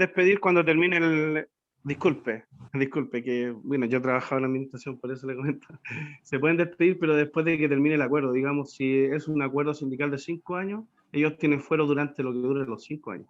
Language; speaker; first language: Spanish; native; Spanish